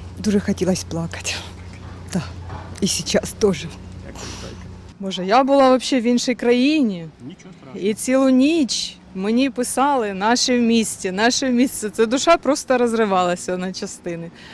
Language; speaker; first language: Ukrainian; non-native, local second language; Russian